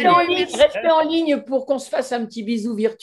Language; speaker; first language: French; native; French